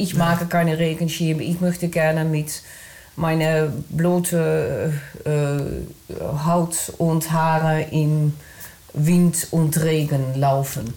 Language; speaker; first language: German; non-native, learner; Dutch